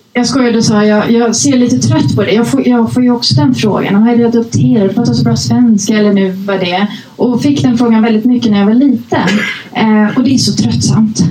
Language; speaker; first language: Swedish; early bilingual, other home language; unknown